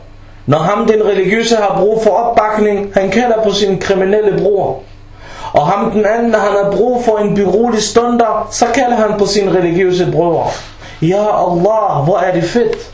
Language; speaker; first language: Danish; early bilingual, other home language; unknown